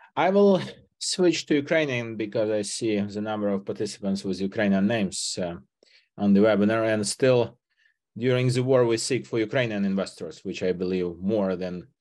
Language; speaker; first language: English; non-native, fluent; Ukrainian